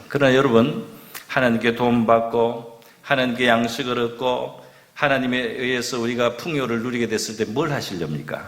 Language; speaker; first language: Korean; native; Korean